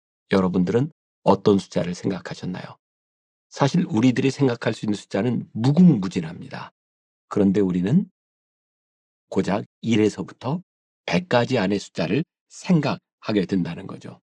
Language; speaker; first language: Korean; native; Korean